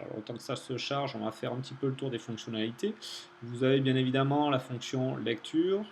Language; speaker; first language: French; native; French